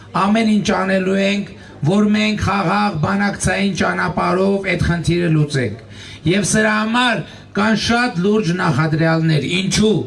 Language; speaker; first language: Armenian; native; Armenian